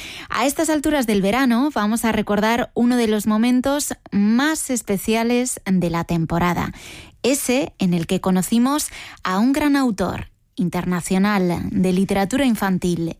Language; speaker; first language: Spanish; native; Spanish